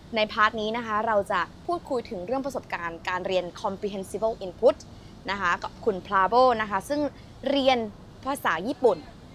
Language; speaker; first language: Thai; native; Thai